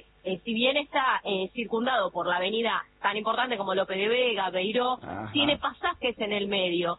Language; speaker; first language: Spanish; native; Spanish